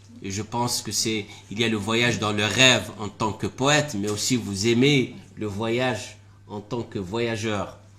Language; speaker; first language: French; non-native, local second language; Arabic